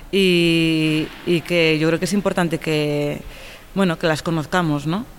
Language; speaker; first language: Spanish; native; Spanish